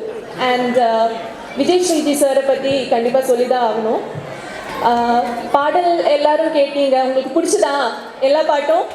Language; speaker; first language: Tamil; non-native, fluent; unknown